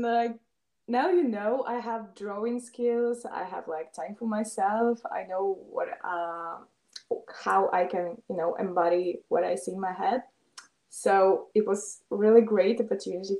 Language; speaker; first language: English; non-native, fluent; Russian